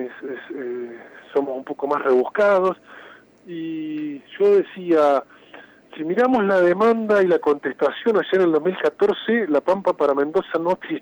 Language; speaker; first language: Spanish; native; Spanish